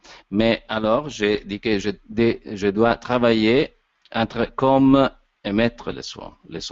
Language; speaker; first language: French; non-native, learner; Italian